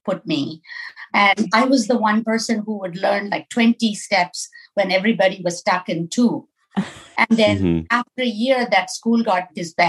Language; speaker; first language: English; non-native, local second language; Tamil